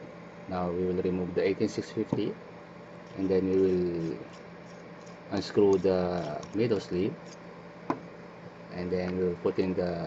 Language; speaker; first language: English; non-native, local second language; Filipino